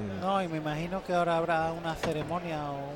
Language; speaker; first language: Spanish; native; Spanish